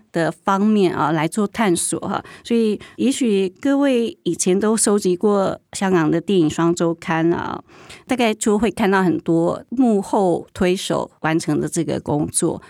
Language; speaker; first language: Chinese; native; Chinese